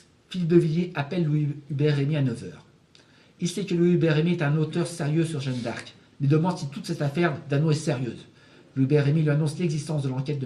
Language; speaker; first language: French; native; French